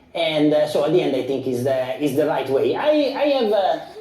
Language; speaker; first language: English; non-native, fluent; Italian